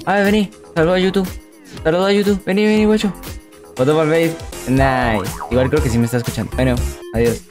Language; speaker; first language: Spanish; native; Spanish